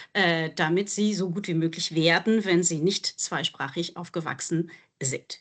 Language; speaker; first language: German; non-native, fluent; French